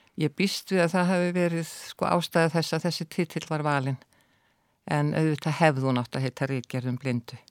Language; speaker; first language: Icelandic; native; Icelandic